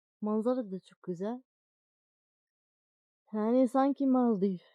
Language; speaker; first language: Turkish; non-native, learner; Arabic